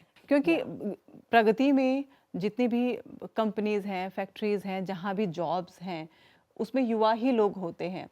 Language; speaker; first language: Hindi; native; Hindi